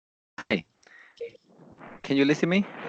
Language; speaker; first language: English; non-native, learner; Spanish